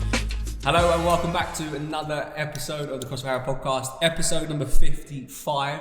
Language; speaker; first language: English; native; English